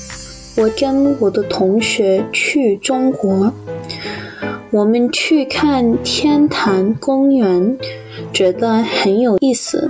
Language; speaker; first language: Chinese; non-native, learner; English